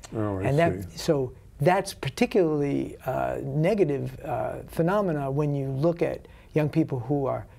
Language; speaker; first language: English; native; English